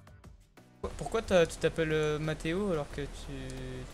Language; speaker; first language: French; native; French